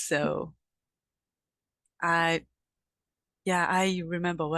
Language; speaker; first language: English; non-native, learner; Japanese